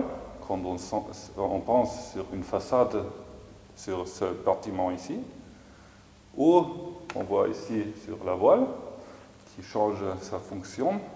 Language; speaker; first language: French; non-native, fluent; German